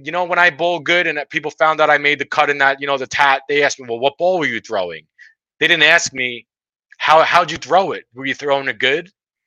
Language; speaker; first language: English; native; English